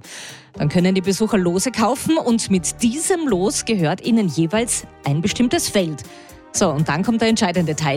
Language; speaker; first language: German; native; German